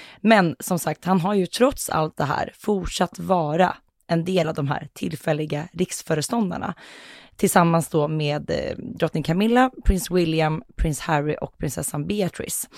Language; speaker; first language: Swedish; native; Swedish